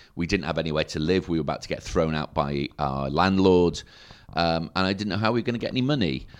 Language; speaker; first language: English; native; English